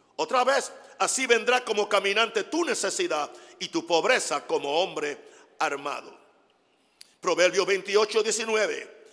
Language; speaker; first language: Spanish; non-native, fluent; English